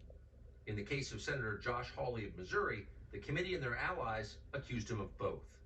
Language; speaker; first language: English; native; English